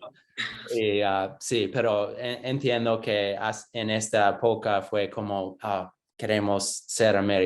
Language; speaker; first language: Spanish; non-native, fluent; English